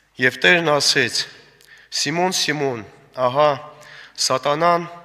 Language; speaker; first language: Armenian; non-native, local second language; Russian